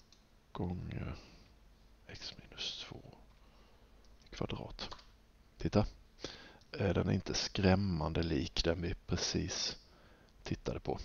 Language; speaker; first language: Swedish; native; Swedish